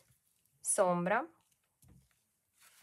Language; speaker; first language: Portuguese; non-native, learner; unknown